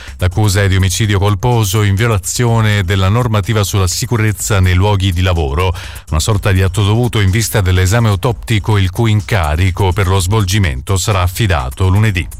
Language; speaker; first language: Italian; native; Italian